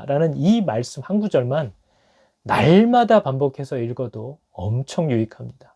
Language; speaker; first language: Korean; native; Korean